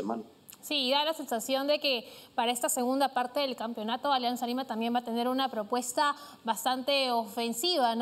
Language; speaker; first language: Spanish; native; Spanish